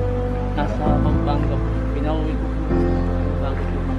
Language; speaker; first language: Filipino; native; Filipino